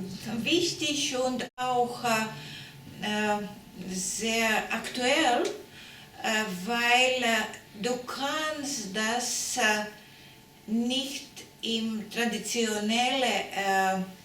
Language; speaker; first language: German; non-native, learner; Latvian